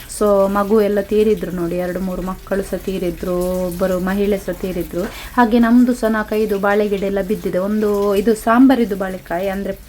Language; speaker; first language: Kannada; non-native, local second language; Tulu